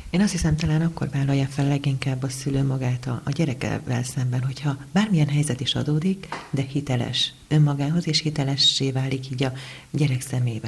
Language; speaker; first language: Hungarian; native; Hungarian